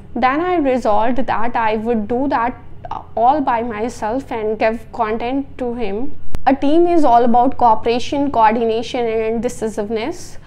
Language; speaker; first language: English; non-native, local second language; Punjabi